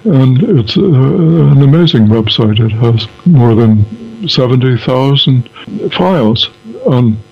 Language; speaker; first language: English; native; English